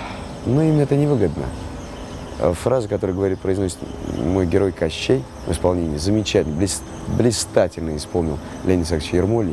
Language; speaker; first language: Russian; native; Russian